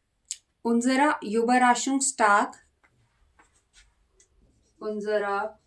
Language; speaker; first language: German; non-native, learner; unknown